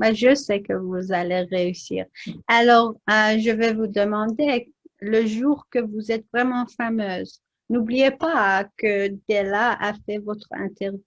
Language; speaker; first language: French; non-native, learner; English